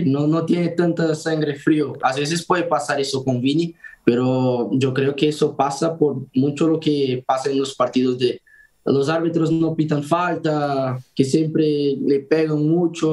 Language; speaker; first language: Spanish; non-native, fluent; Portuguese